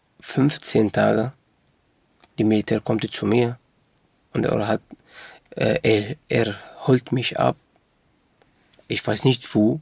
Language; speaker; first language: German; non-native, local second language; Arabic